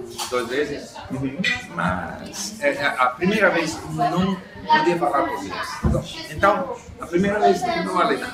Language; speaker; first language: Portuguese; non-native, learner; English